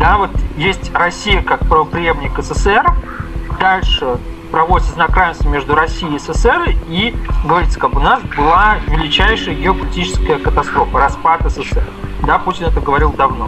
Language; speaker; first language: Russian; native; Russian